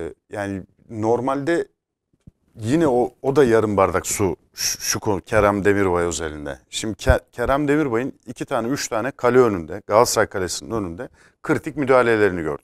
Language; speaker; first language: Turkish; native; Turkish